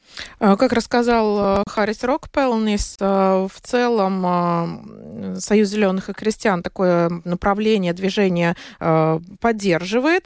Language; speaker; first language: Russian; native; Russian